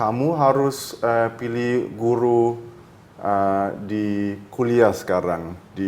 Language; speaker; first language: Indonesian; early bilingual, heritage; German